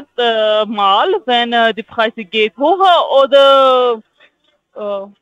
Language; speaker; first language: German; non-native, learner; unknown